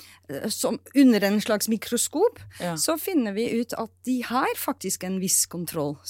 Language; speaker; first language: Norwegian; non-native, fluent; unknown